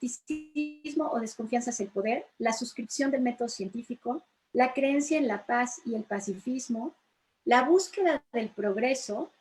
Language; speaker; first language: Spanish; native; Spanish